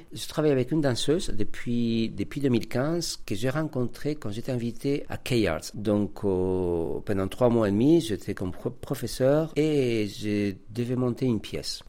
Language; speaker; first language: French; non-native, fluent; Spanish